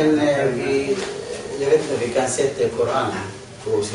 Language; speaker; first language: Swedish; non-native, learner; Arabic